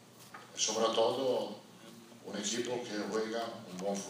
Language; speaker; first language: Spanish; non-native, fluent; Italian